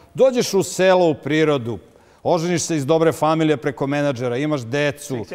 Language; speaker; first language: Serbian; native; Serbian